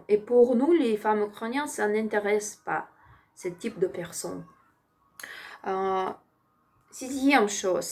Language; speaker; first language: French; non-native, learner; Ukrainian